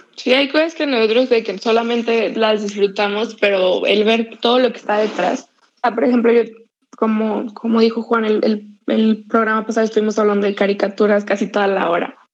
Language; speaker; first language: Spanish; native; Spanish